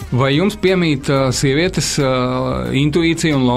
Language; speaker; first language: Latvian; native; Latvian